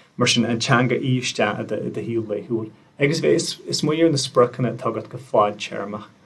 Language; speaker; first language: Irish; native; Irish